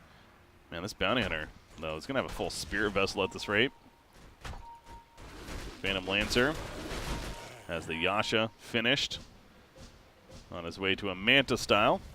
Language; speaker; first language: English; native; English